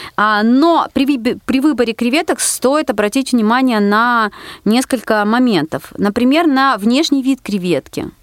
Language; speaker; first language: Russian; native; Russian